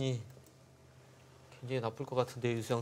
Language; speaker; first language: Korean; native; Korean